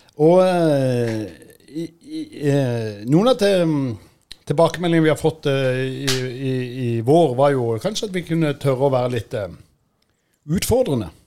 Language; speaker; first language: Norwegian; native; Norwegian